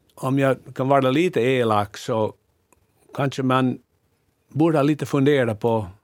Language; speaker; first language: Swedish; non-native, fluent; English